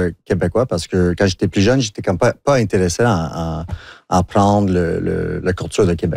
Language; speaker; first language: French; non-native, local second language; English